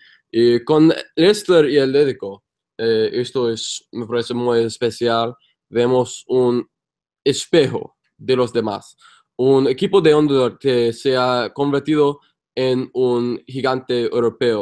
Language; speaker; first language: Spanish; non-native, fluent; English